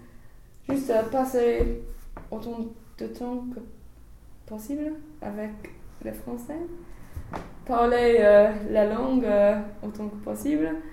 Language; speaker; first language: French; non-native, learner; English